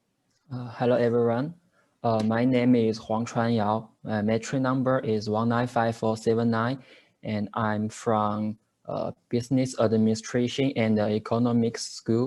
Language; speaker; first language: English; non-native, learner; Chinese